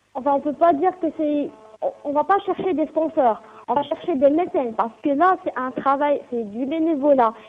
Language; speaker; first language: French; non-native, local second language; Arabic